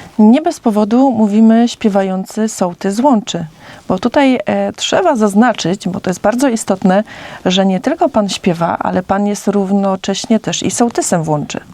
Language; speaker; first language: Polish; native; Polish